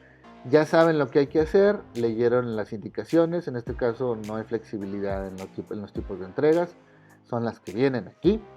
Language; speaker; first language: Spanish; native; Spanish